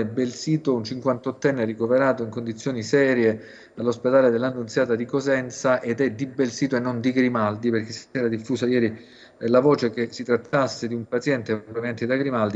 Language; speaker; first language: Italian; native; Italian